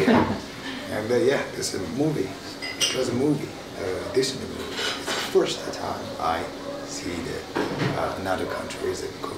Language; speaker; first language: English; non-native, learner; Tibetan